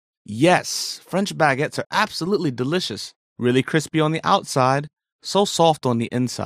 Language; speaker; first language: English; native; English